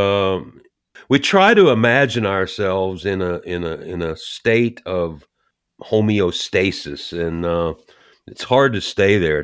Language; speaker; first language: English; native; English